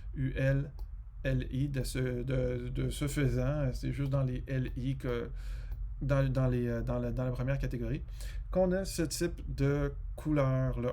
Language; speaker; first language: French; native; French